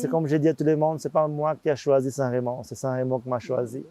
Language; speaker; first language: French; non-native, fluent; Portuguese